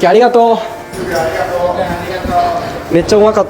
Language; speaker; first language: Japanese; native; Japanese